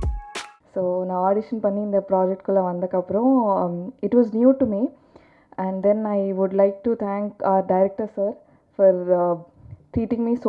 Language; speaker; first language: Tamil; non-native, learner; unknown